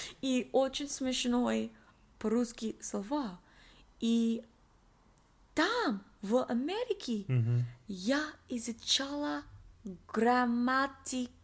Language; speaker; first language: Russian; non-native, learner; English